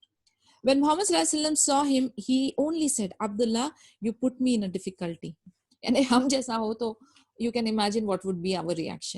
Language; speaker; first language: English; non-native, local second language; Urdu